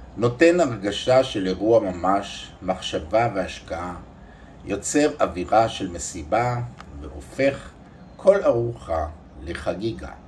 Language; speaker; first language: Hebrew; native; Hebrew